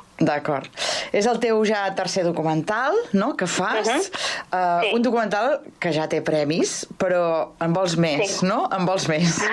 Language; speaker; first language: Catalan; native; Catalan